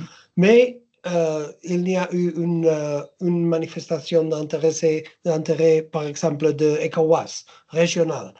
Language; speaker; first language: French; non-native, learner; English